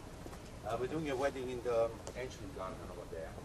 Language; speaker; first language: English; non-native, fluent; Italian